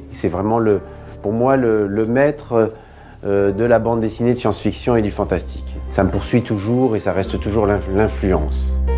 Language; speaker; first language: French; native; French